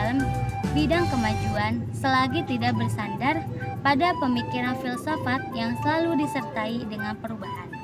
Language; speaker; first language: Indonesian; native; Indonesian